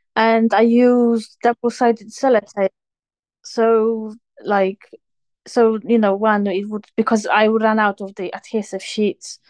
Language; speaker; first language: English; non-native, fluent; Polish